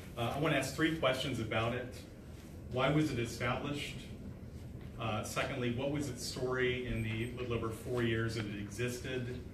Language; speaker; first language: English; native; English